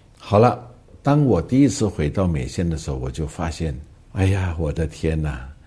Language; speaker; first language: Chinese; early bilingual, heritage; Hakka Chinese